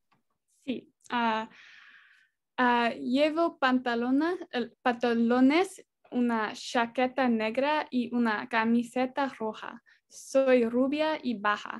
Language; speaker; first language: Spanish; non-native, learner; English